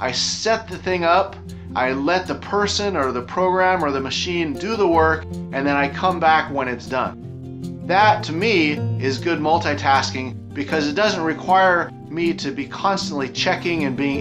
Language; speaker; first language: English; native; English